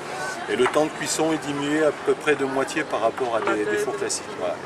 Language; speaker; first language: French; native; French